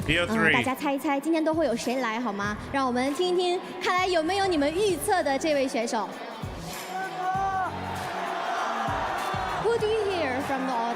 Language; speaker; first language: Chinese; native; Chinese